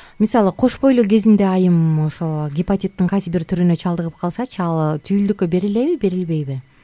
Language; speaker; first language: Kyrgyz; native; Kyrgyz